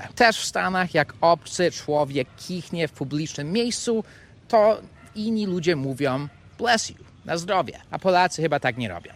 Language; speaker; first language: Polish; non-native, fluent; English